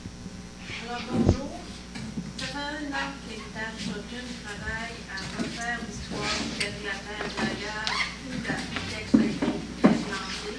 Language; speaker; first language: French; native; French